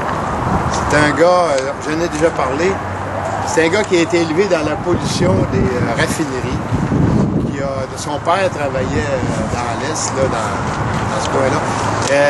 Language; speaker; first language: French; native; French